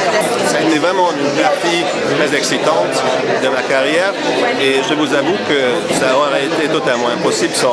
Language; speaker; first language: French; non-native, fluent; Hungarian